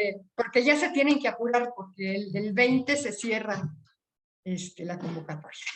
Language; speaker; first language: Spanish; native; Spanish